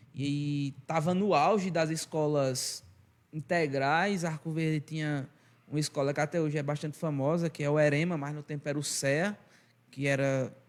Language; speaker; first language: Portuguese; native; Portuguese